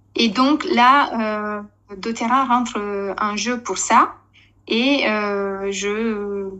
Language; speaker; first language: French; non-native, fluent; Romanian